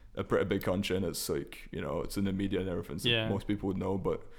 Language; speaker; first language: English; early bilingual, other home language; Russian